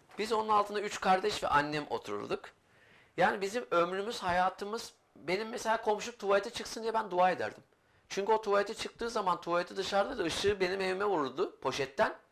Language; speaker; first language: Turkish; native; Turkish